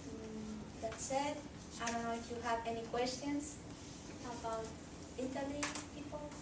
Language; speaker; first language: English; non-native, learner; Spanish